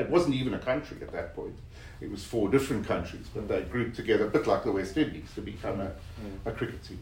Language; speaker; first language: English; native; English